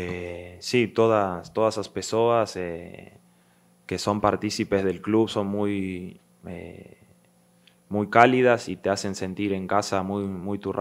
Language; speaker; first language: Portuguese; non-native, learner; Spanish